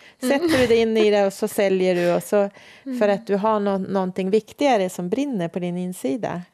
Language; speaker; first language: Swedish; native; Swedish